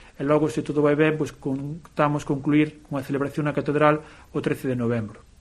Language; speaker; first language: Galician; native; Galician